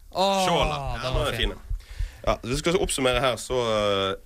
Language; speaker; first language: Norwegian; native; Norwegian